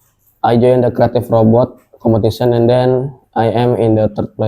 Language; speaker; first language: English; non-native, learner; Indonesian